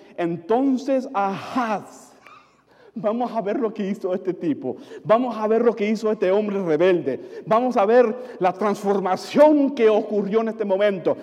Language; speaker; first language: Spanish; early bilingual, other home language; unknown